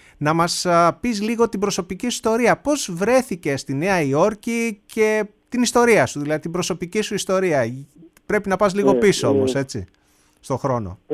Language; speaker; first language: Greek; native; Greek